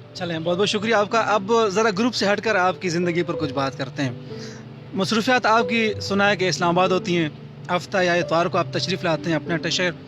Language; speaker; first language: Urdu; non-native, local second language; Punjabi